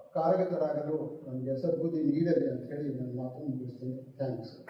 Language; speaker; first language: Kannada; non-native, local second language; Urdu